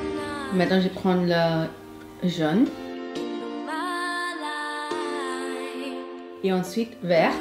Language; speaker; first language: French; non-native, fluent; Hindi